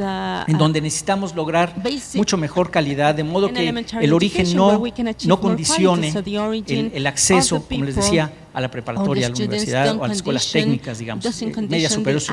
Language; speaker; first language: Spanish; native; Spanish